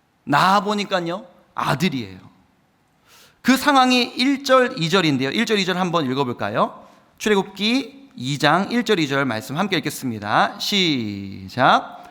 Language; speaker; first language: Korean; native; Korean